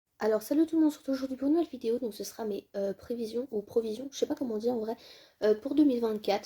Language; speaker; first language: French; native; French